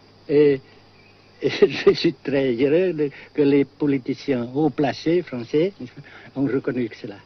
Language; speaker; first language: French; non-native, fluent; Vietnamese